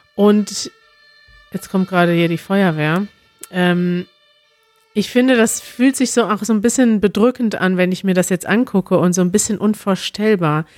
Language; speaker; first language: German; native; German